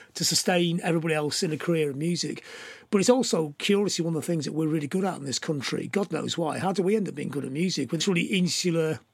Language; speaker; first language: English; native; English